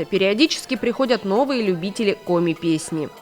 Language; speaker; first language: Russian; native; Russian